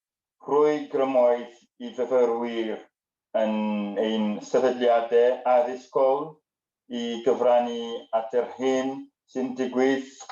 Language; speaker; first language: Welsh; non-native, learner; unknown